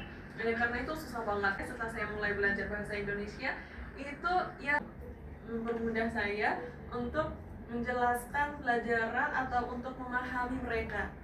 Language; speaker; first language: Indonesian; non-native, fluent; Arabic